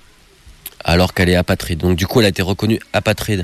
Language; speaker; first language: French; native; French